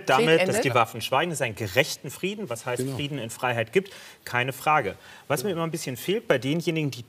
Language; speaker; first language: German; native; German